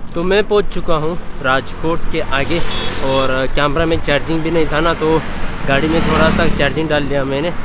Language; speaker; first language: Hindi; non-native, local second language; Kannada